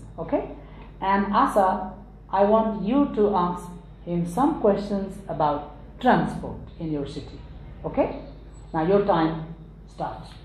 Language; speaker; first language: English; non-native, local second language; Nepali